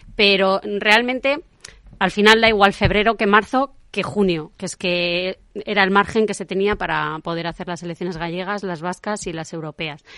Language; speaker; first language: Spanish; native; Spanish